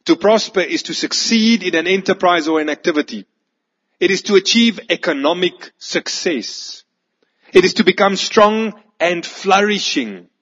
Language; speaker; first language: English; non-native, local second language; Afrikaans